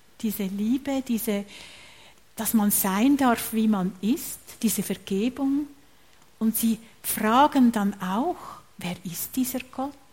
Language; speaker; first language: German; native; German